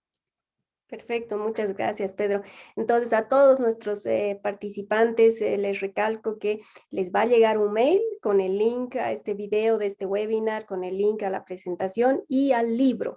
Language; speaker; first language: Spanish; native; Spanish